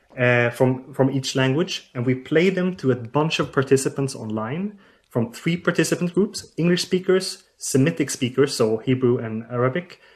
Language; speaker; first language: English; non-native, fluent; Swedish